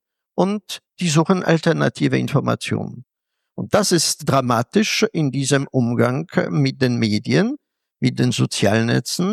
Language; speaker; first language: German; non-native, fluent; Polish